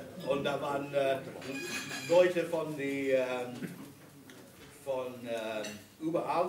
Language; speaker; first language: German; non-native, fluent; English